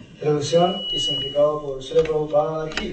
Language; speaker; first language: Spanish; non-native, learner; English